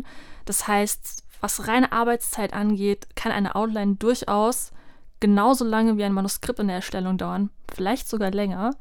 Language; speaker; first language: German; native; German